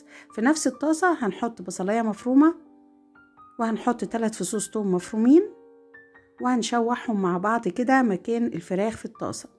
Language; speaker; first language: Arabic; native; Arabic